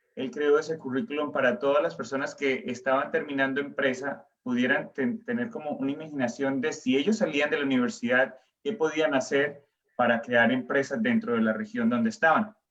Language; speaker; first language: Spanish; native; Spanish